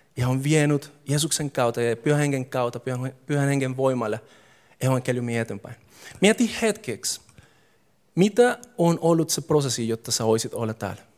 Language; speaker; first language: Finnish; non-native, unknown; English